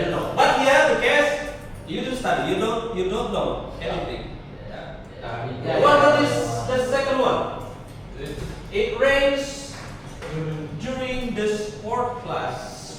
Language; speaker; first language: English; non-native, learner; Indonesian